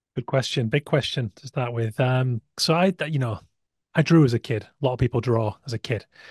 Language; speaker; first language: English; native; English